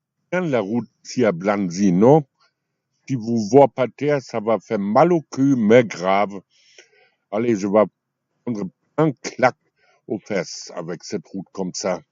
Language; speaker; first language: French; non-native, fluent; German